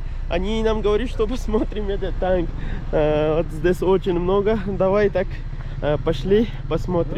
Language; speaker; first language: Russian; non-native, learner; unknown